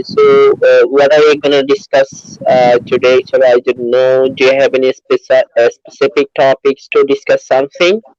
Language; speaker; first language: English; non-native, learner; Bangla